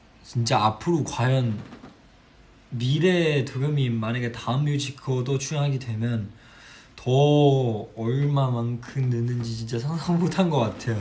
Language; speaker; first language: Korean; non-native, fluent; Chinese